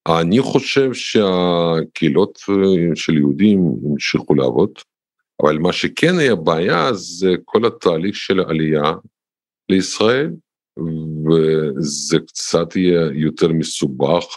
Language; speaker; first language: Hebrew; non-native, fluent; Russian